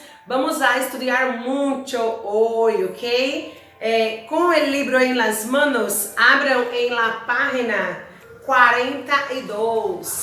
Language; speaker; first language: Spanish; non-native, learner; Portuguese